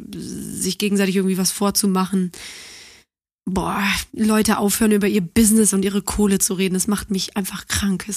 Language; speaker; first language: German; native; German